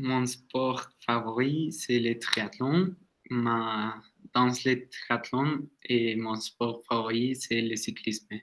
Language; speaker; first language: French; non-native, learner; Spanish